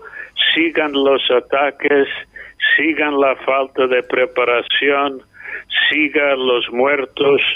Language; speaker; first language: Spanish; non-native, fluent; English